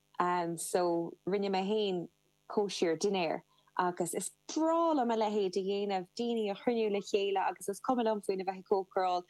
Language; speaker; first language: Irish; non-native, local second language; English